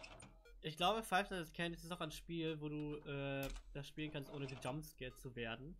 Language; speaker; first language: German; native; German